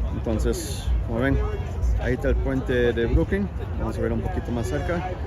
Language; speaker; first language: Spanish; early bilingual, heritage; Spanish